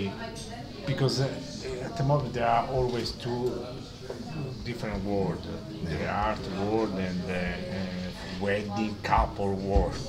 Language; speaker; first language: English; non-native, learner; Italian